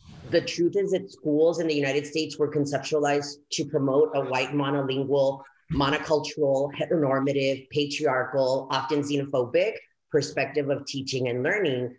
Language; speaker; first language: English; early bilingual, other home language; Spanish